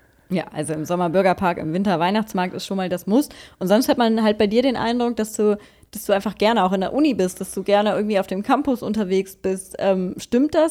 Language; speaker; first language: German; native; German